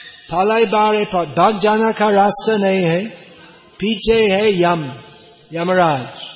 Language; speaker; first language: Hindi; non-native, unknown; English